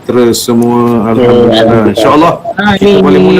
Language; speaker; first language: Malay; native; Malay